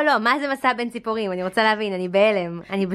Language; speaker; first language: Hebrew; native; Hebrew